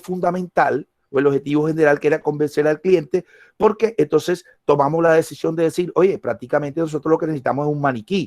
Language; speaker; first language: Spanish; native; Spanish